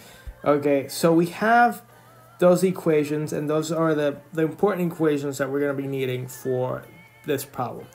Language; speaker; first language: English; native; English